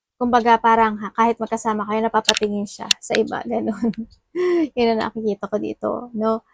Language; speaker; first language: Filipino; native; Filipino